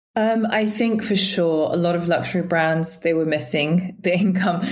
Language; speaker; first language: English; native; English